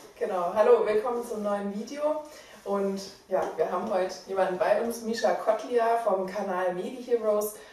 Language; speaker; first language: German; native; German